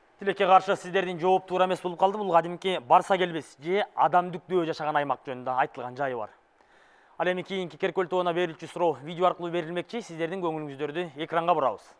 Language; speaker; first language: Kyrgyz; native; Kyrgyz